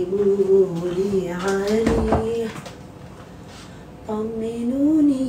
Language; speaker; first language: Arabic; native; Arabic